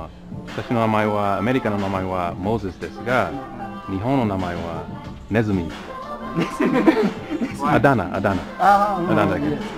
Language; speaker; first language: Japanese; non-native, learner; English